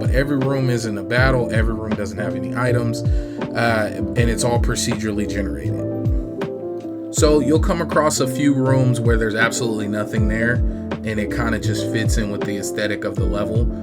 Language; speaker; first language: English; native; English